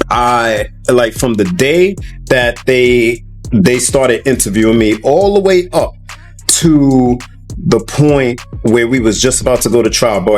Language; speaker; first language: English; native; English